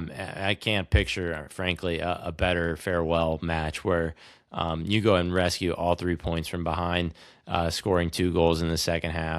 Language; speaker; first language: English; native; English